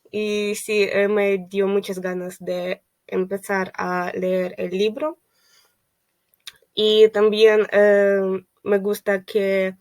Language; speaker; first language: Spanish; non-native, fluent; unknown